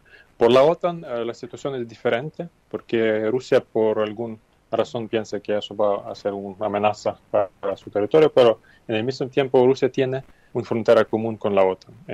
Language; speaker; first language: Spanish; non-native, fluent; Ukrainian